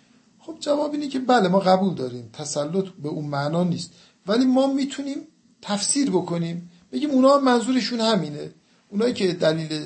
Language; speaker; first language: Persian; native; Persian